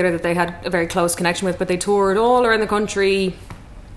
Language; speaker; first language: English; native; English